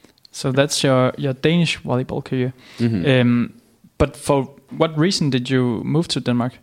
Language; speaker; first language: English; non-native, fluent; Danish